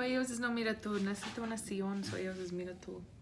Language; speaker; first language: Spanish; non-native, learner; English